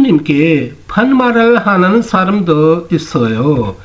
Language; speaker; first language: Korean; non-native, fluent; Urdu